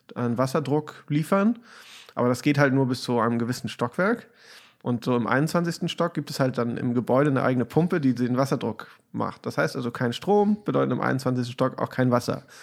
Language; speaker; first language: German; native; German